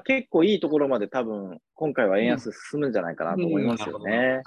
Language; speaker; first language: Japanese; native; Japanese